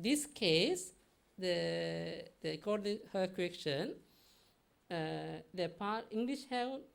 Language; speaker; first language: English; non-native, learner; Sinhala